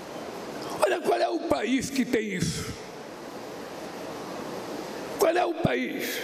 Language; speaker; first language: Portuguese; native; Portuguese